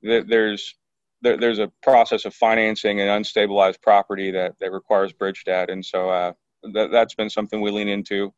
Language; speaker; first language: English; native; English